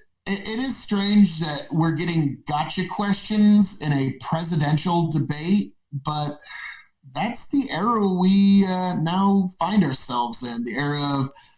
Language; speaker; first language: English; native; English